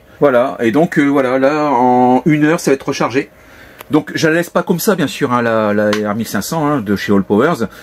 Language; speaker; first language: French; native; French